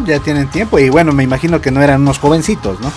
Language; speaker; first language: Spanish; native; Spanish